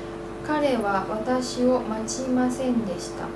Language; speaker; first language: Japanese; non-native, learner; English